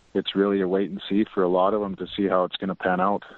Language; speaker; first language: English; native; English